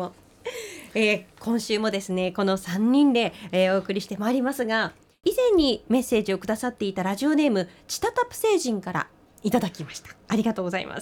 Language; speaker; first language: Japanese; native; Japanese